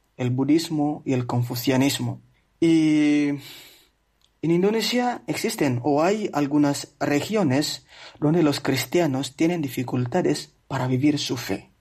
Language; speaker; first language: Spanish; non-native, fluent; Indonesian